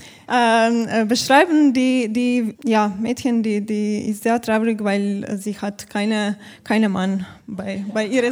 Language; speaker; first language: German; non-native, learner; Slovenian